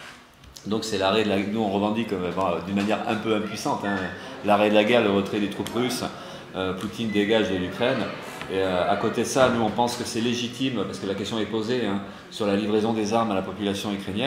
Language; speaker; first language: French; native; French